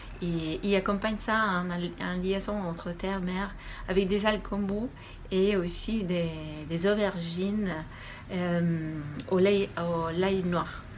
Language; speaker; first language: French; non-native, fluent; Spanish